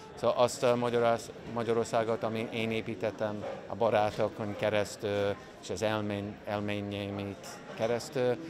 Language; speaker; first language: Hungarian; non-native, fluent; English